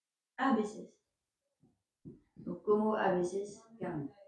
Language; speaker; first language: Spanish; non-native, learner; French